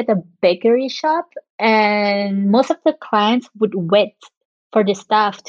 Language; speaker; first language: English; non-native, fluent; French